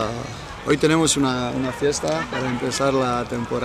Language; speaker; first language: Spanish; non-native, fluent; Serbian